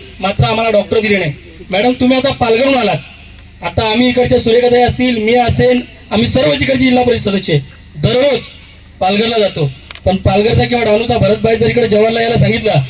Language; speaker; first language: Marathi; native; Marathi